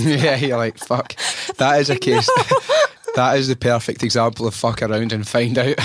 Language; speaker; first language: English; native; English